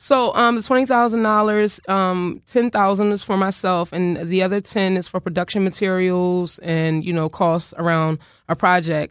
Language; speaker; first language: English; native; English